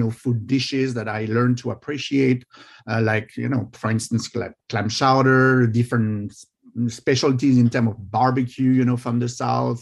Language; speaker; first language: English; non-native, fluent; French